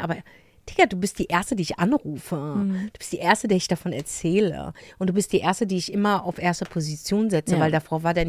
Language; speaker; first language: German; native; German